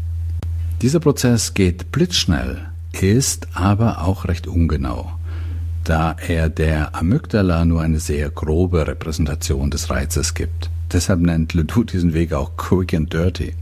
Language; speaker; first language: German; native; German